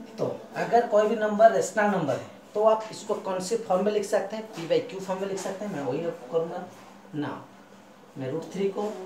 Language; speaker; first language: Hindi; non-native, local second language; Bangla